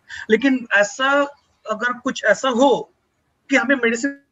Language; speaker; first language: Hindi; native; Hindi